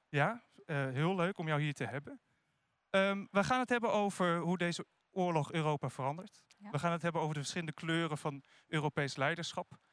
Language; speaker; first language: Dutch; native; Dutch